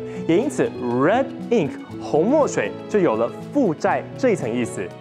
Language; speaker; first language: Chinese; native; Chinese